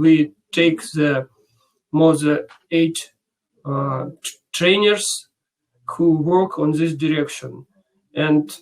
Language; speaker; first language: English; non-native, learner; Russian